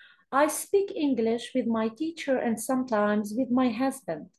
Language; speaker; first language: English; non-native, fluent; Arabic